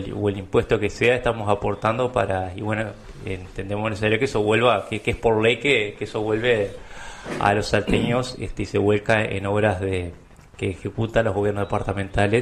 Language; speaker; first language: Spanish; native; Spanish